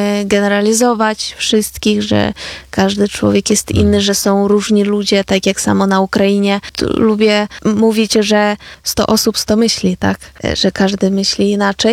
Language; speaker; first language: Polish; non-native, fluent; Ukrainian